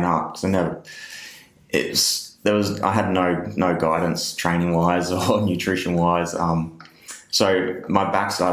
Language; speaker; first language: English; native; English